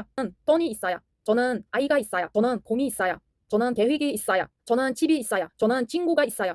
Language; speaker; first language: Korean; non-native, learner; Kazakh